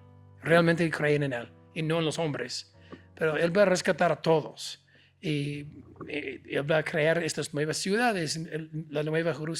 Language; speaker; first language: Spanish; non-native, fluent; English